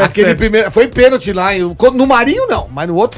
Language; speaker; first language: Portuguese; native; Portuguese